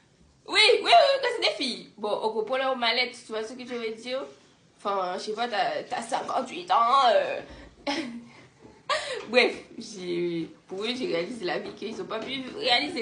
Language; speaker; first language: French; native; French